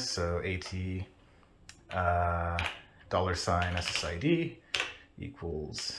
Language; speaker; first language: English; native; English